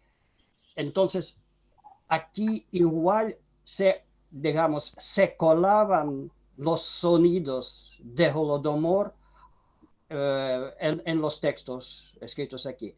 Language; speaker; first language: Spanish; non-native, fluent; Ukrainian